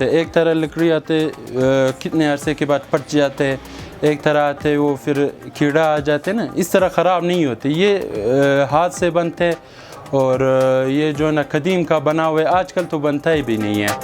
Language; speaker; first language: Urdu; non-native, local second language; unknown